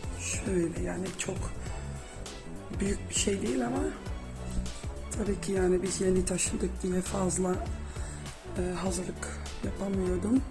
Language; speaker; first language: Turkish; non-native, fluent; Dutch